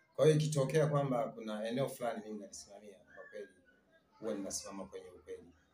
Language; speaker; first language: Swahili; non-native, local second language; Sukuma